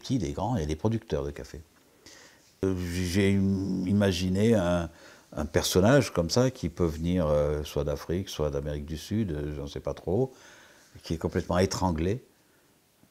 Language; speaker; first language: French; native; French